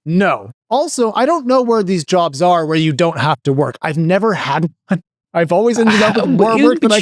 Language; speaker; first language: English; native; English